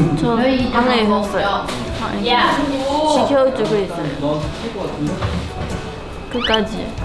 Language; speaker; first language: Korean; non-native, learner; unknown